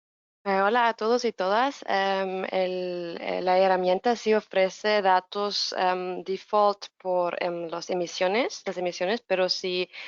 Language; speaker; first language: Spanish; non-native, fluent; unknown